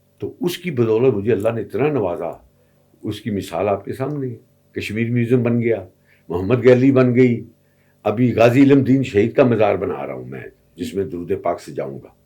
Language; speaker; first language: Urdu; non-native, local second language; Punjabi